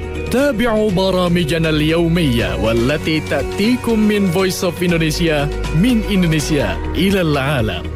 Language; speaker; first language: Arabic; non-native, fluent; Indonesian